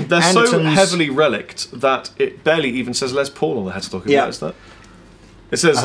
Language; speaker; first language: English; native; English